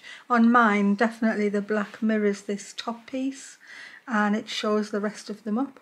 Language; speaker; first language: English; native; English